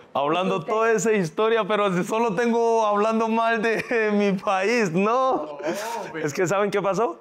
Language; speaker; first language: Spanish; non-native, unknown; Korean